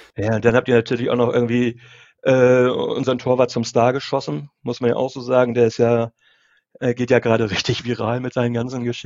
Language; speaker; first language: German; native; German